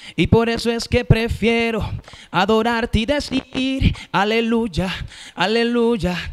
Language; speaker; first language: Spanish; native; Spanish